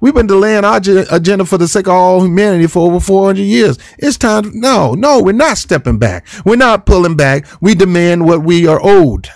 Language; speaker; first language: English; native; English